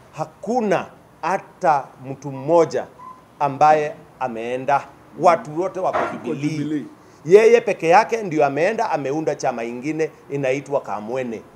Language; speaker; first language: Swahili; non-native, local second language; Kikuyu